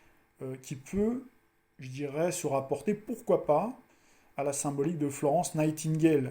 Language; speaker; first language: French; native; French